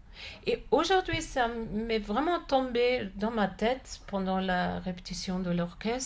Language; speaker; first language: French; non-native, fluent; German